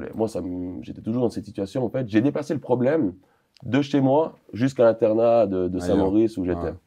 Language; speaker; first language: French; native; French